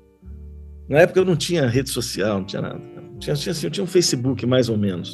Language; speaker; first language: Portuguese; native; Portuguese